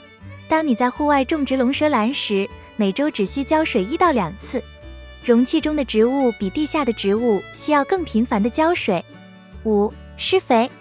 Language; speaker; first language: Chinese; native; Chinese